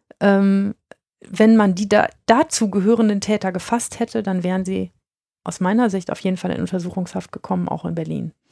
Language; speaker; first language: German; native; German